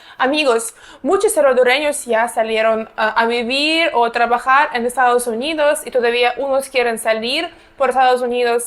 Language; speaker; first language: Spanish; non-native, fluent; Ukrainian